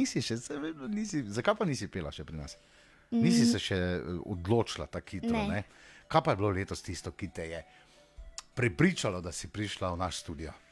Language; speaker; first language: Slovenian; native; Slovenian